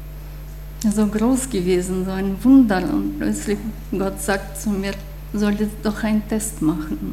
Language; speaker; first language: German; non-native, learner; Russian